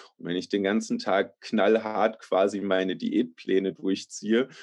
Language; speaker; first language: German; native; German